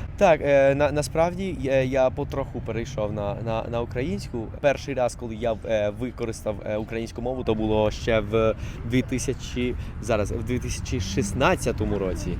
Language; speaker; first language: Ukrainian; non-native, fluent; Spanish